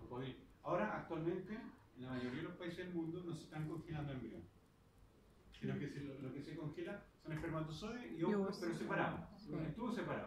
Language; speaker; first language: Spanish; native; Spanish